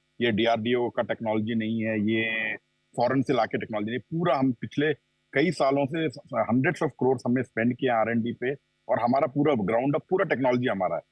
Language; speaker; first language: Hindi; non-native, local second language; Telugu